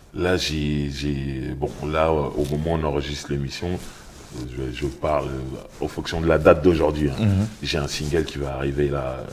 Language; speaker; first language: French; native; French